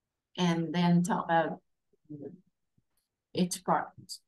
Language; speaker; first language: English; non-native, fluent; Vietnamese